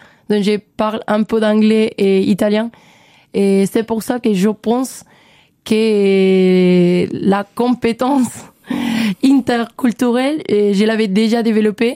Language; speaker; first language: French; non-native, learner; Spanish